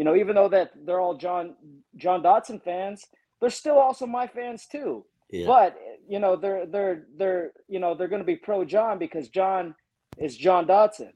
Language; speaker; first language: English; native; English